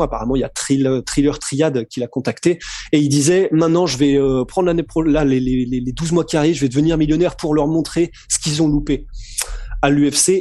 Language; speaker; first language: French; native; French